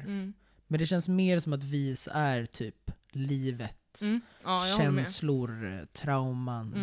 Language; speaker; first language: Swedish; native; Swedish